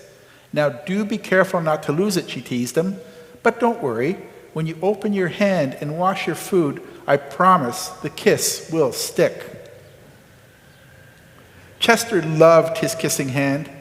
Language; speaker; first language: English; native; English